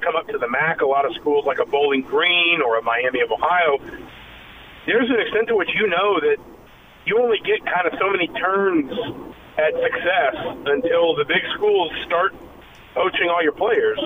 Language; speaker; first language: English; native; English